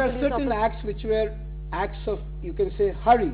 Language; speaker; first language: English; non-native, local second language; Hindi